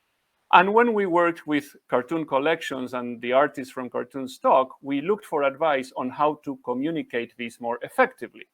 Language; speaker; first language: English; non-native, fluent; Spanish